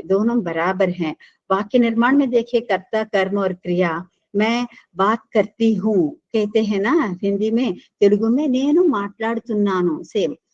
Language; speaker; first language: Hindi; non-native, local second language; Telugu